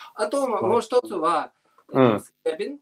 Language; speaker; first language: Japanese; non-native, learner; Russian